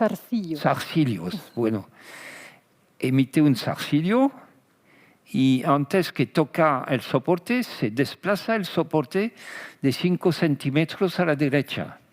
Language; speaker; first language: Spanish; non-native, fluent; French